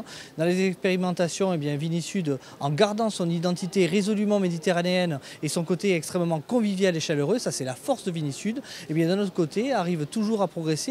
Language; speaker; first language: French; native; French